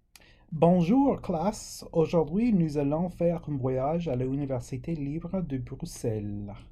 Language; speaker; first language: French; non-native, fluent; English